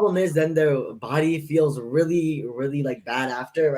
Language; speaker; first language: English; native; English